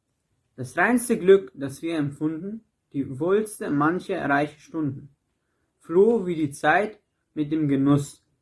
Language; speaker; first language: German; non-native, learner; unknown